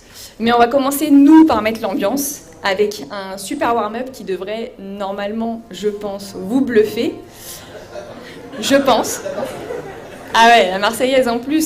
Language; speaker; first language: French; native; French